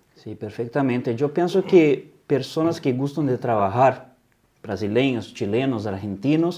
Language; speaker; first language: Spanish; non-native, fluent; Portuguese